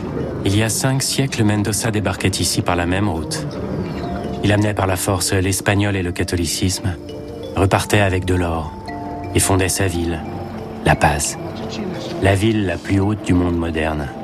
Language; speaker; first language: French; native; French